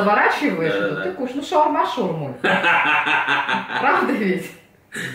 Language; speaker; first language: Russian; native; Russian